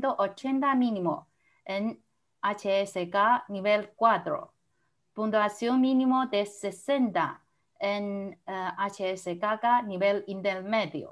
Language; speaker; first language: Spanish; non-native, fluent; Chinese